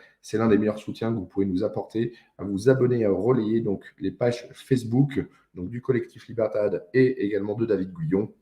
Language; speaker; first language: French; native; French